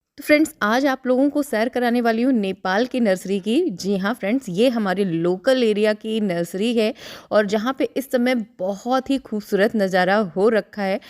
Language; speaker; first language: Hindi; native; Hindi